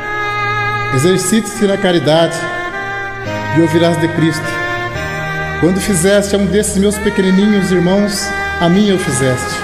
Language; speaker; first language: Portuguese; native; Portuguese